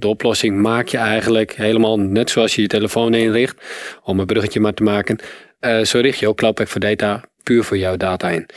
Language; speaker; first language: Dutch; native; Dutch